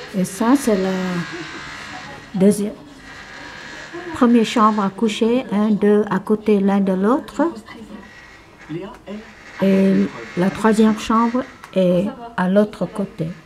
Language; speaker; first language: French; non-native, fluent; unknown